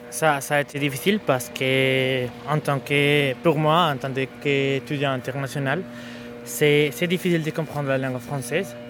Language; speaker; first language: French; non-native, learner; Spanish